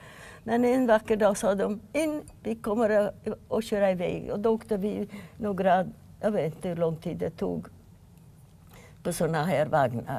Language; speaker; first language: Swedish; non-native, fluent; Yiddish